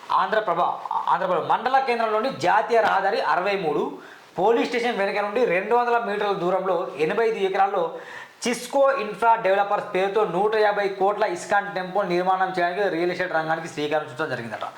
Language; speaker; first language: Telugu; native; Telugu